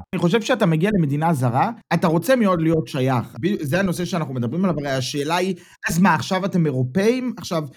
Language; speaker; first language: Hebrew; native; Hebrew